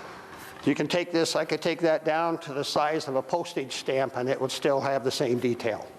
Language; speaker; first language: English; native; English